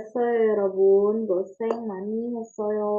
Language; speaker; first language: Korean; non-native, fluent; Indonesian